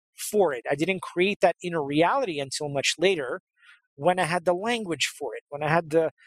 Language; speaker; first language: English; native; English